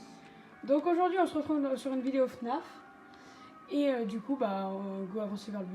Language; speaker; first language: French; native; French